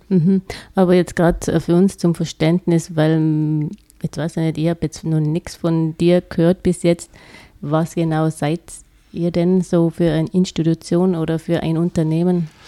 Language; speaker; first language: German; native; German